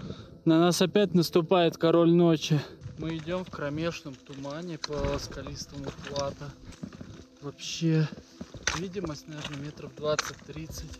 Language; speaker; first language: Russian; native; Russian